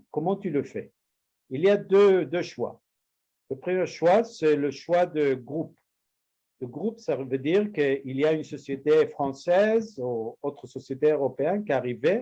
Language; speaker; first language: French; non-native, learner; Spanish